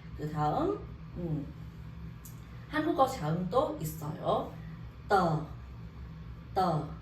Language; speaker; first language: Korean; non-native, learner; Vietnamese